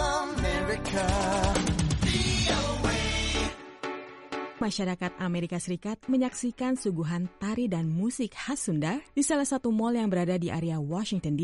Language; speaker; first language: Indonesian; native; Indonesian